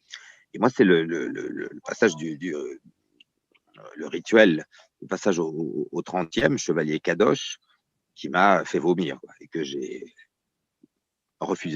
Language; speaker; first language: French; native; French